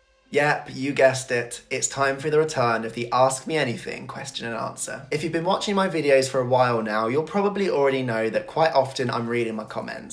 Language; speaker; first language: English; native; English